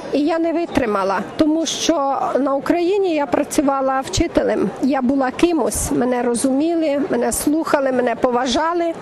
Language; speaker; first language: Ukrainian; native; Ukrainian